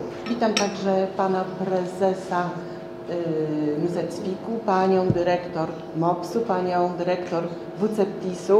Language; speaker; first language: Polish; native; Polish